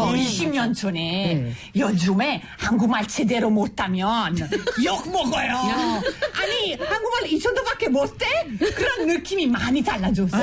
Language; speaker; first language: Korean; non-native, fluent; Italian